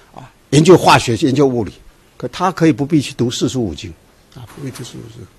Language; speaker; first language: Chinese; native; Chinese